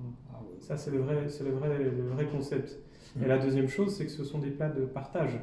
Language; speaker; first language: French; native; French